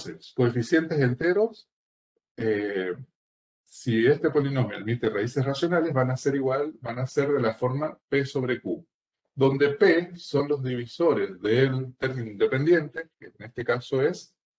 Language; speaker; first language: Spanish; native; Spanish